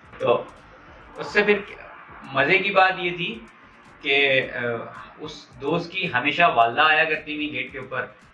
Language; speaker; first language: Urdu; non-native, local second language; Punjabi